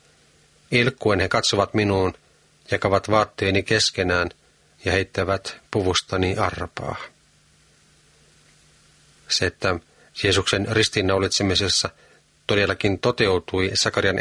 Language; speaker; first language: Finnish; native; Finnish